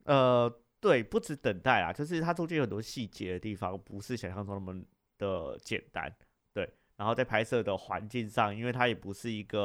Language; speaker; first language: Chinese; native; Chinese